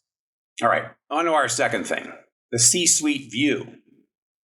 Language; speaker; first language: English; native; English